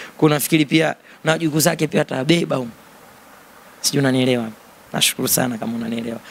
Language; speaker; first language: Swahili; native; Swahili